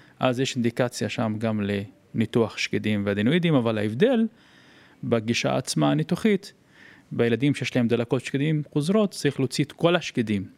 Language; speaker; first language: Hebrew; non-native, local second language; Arabic